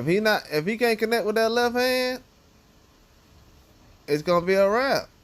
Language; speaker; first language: English; native; English